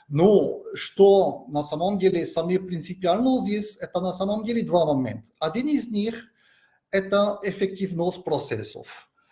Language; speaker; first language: Russian; non-native, fluent; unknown